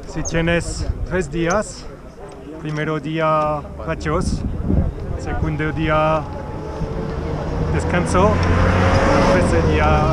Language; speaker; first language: Spanish; non-native, learner; French